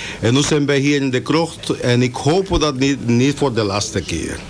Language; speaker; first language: Dutch; non-native, learner; Spanish